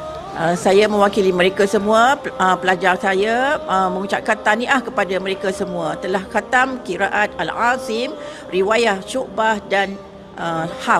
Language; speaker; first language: Malay; native; Malay